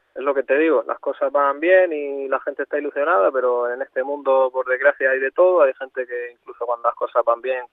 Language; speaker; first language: Spanish; native; Spanish